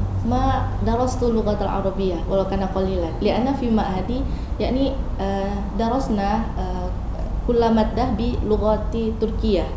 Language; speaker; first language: Arabic; non-native, learner; Indonesian